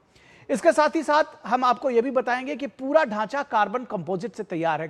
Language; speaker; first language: Hindi; native; Hindi